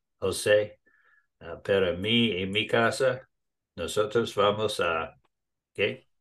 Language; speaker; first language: Spanish; non-native, learner; English